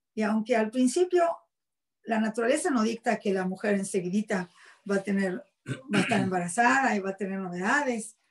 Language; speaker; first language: Spanish; native; Spanish